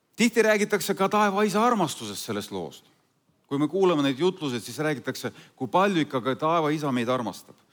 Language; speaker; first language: Estonian; non-native, fluent; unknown